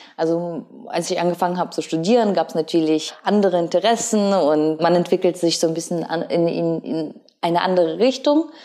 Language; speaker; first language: German; early bilingual, other home language; Russian